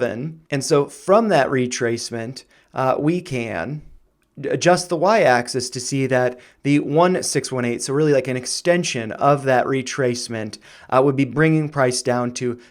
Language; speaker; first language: English; native; English